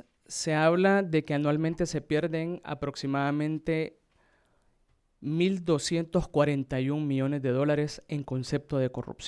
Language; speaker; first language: Spanish; native; Spanish